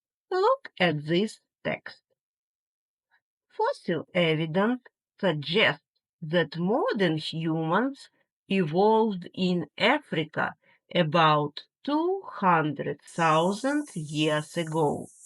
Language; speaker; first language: English; non-native, fluent; Ukrainian